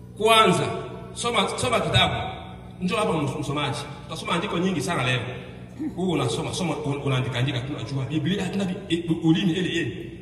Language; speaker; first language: Swahili; non-native, local second language; Bembe